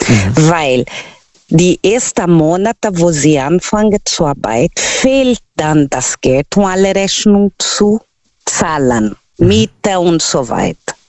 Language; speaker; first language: German; non-native, learner; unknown